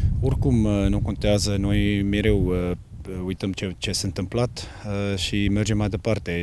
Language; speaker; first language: Romanian; non-native, learner; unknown